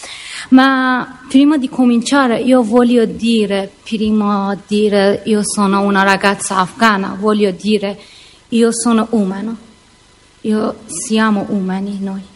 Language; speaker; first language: Italian; non-native, learner; Persian